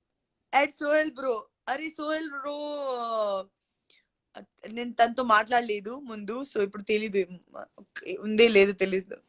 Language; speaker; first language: Telugu; non-native, learner; Gujarati